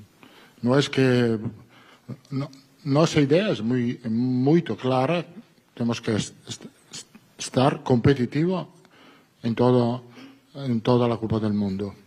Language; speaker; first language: Portuguese; non-native, learner; Italian